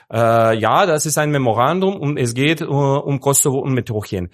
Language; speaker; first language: German; non-native, fluent; Serbian